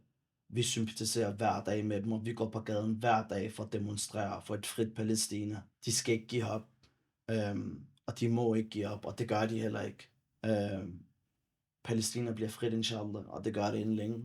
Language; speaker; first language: Danish; early bilingual, other home language; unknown